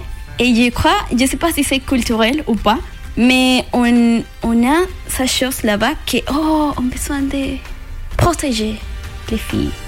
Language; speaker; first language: French; non-native, learner; Spanish